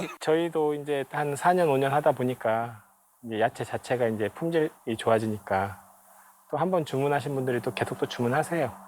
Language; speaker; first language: Korean; native; Korean